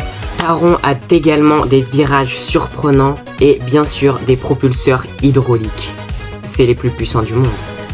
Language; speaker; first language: French; native; French